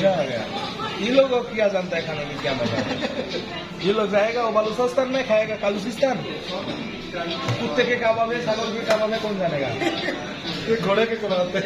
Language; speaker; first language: Hindi; non-native, learner; Bangla